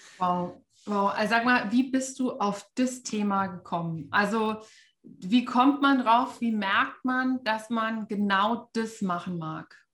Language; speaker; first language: German; native; German